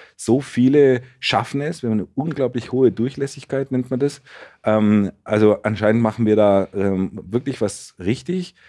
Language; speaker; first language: German; native; German